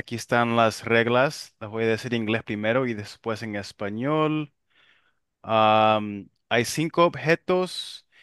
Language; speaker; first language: Spanish; non-native, local second language; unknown